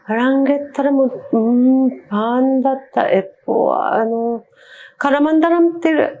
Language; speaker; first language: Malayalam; non-native, learner; Japanese